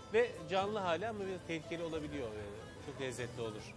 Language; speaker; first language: Turkish; native; Turkish